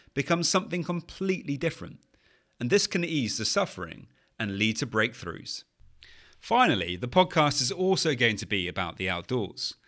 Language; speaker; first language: English; native; English